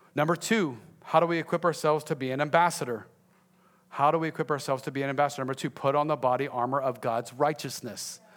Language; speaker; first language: English; native; English